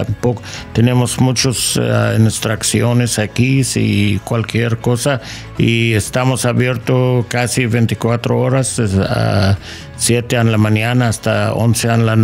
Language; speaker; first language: Spanish; non-native, learner; English